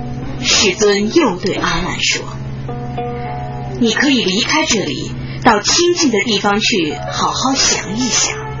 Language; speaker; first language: Chinese; native; Chinese